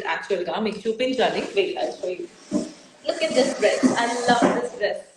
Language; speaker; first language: Telugu; non-native, local second language; Odia